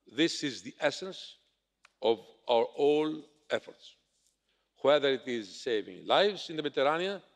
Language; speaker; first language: English; non-native, fluent; Greek